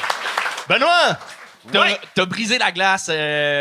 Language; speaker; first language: French; native; French